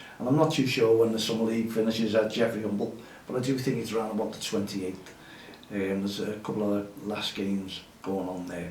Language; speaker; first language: English; native; English